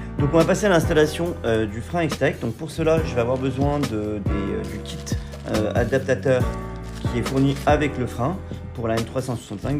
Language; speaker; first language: French; native; French